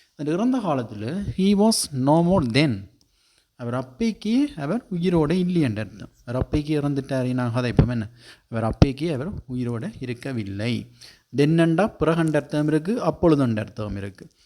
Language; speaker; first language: Tamil; native; Tamil